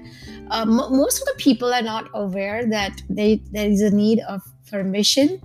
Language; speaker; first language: English; non-native, local second language; Gujarati